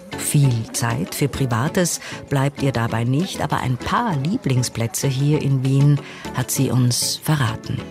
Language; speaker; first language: German; native; German